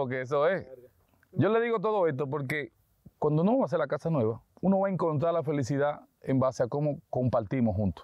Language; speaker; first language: Spanish; native; Spanish